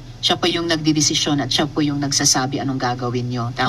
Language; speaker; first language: Filipino; native; Filipino